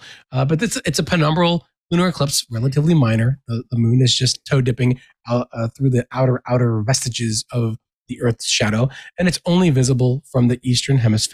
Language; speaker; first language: English; native; English